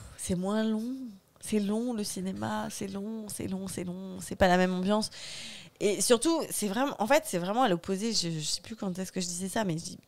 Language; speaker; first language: French; native; French